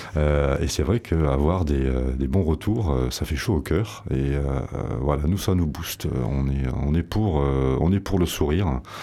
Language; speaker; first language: French; native; French